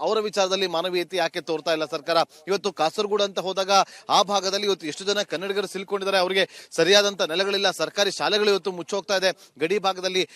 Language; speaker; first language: Kannada; native; Kannada